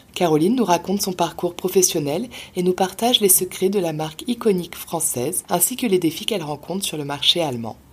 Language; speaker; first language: French; native; French